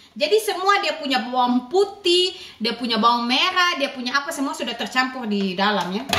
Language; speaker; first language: Indonesian; non-native, local second language; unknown